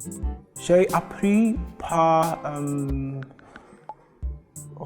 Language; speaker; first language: French; non-native, learner; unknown